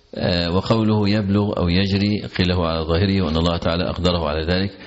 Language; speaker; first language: Arabic; native; Arabic